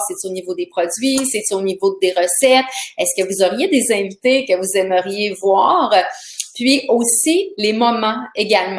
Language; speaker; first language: French; native; French